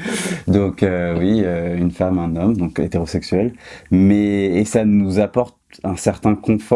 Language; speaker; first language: French; native; French